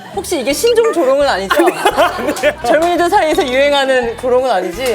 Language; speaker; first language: Korean; native; Korean